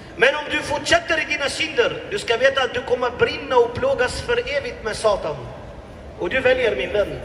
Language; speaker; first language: Swedish; non-native, fluent; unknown